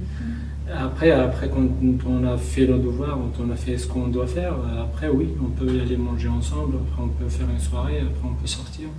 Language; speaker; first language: French; non-native, local second language; Kabyle